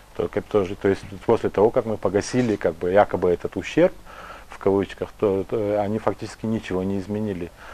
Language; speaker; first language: Russian; non-native, local second language; Tajik